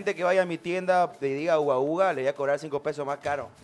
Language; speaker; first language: Spanish; native; Spanish